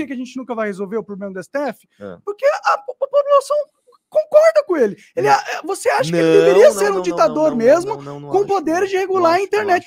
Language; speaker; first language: Portuguese; native; Portuguese